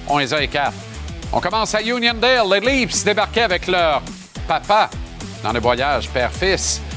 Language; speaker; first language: French; native; French